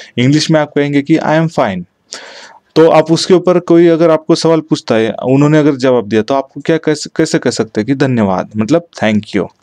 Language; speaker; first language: Hindi; non-native, local second language; Marathi